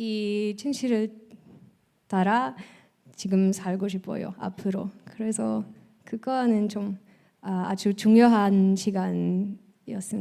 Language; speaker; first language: Korean; early bilingual, heritage; Swiss German